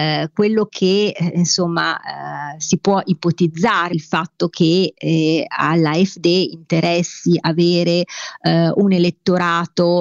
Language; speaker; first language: Italian; native; Italian